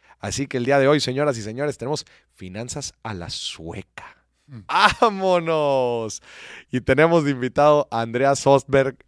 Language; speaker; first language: Spanish; native; Spanish